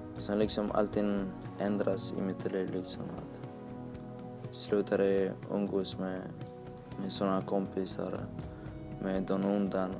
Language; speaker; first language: Swedish; early bilingual, other home language; Spanish